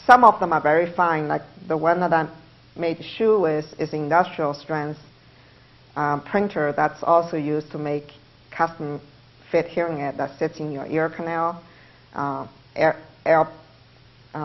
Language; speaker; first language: English; non-native, fluent; Chinese